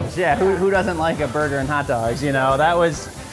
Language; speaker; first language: English; native; English